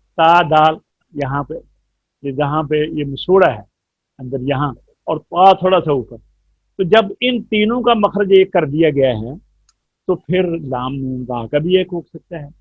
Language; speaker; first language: Urdu; non-native, local second language; Punjabi